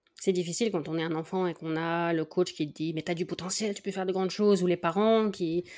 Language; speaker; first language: French; native; French